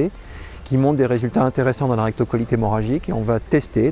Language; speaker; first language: French; native; French